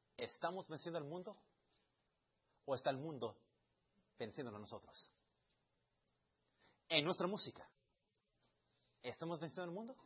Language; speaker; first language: Spanish; early bilingual, heritage; Spanish